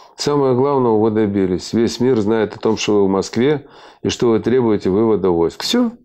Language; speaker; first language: Russian; native; Russian